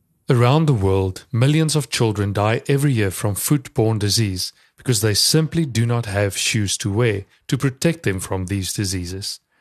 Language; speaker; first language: English; non-native, local second language; Afrikaans